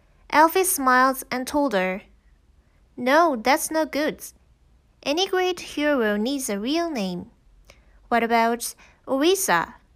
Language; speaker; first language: English; non-native, learner; Korean